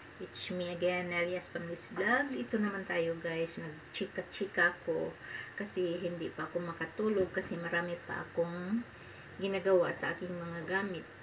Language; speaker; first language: Filipino; non-native, local second language; Hiligaynon